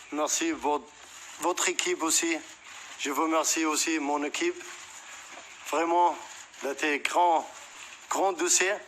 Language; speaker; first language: French; non-native, learner; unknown